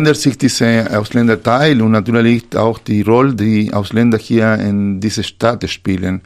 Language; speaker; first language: German; non-native, fluent; Spanish